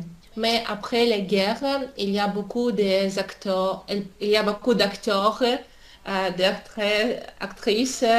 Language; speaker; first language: French; non-native, learner; Russian